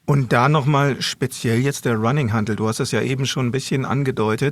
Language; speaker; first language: German; native; German